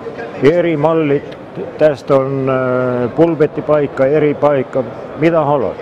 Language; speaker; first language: Finnish; non-native, learner; Estonian